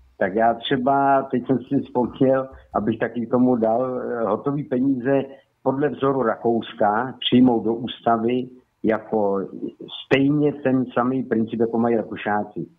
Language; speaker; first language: Czech; native; Czech